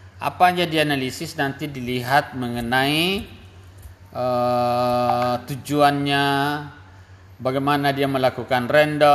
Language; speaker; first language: Indonesian; native; Indonesian